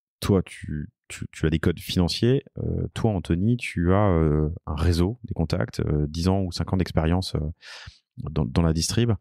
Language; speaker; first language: French; native; French